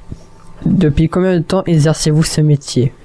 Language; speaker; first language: French; native; French